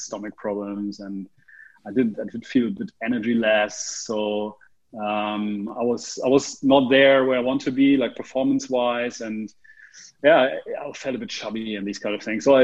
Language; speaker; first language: English; non-native, fluent; German